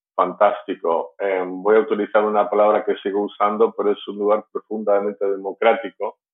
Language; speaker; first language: Spanish; native; Spanish